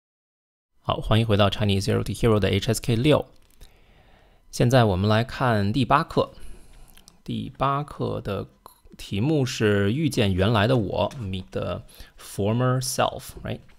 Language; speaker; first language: Chinese; non-native, fluent; English